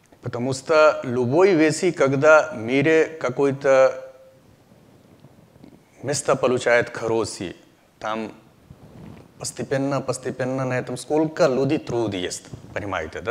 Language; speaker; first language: Russian; non-native, learner; Hindi